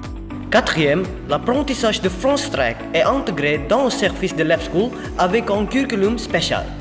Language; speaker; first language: French; non-native, learner; Indonesian